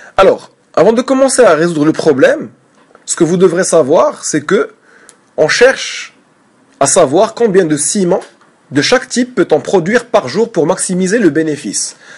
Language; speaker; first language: French; non-native, local second language; Arabic